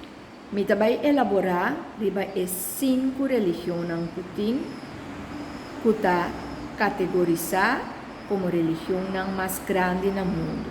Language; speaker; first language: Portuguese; non-native, learner; Papiamento